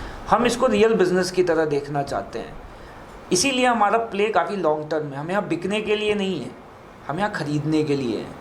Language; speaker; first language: Hindi; native; Hindi